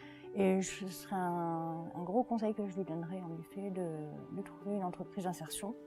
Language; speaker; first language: French; native; French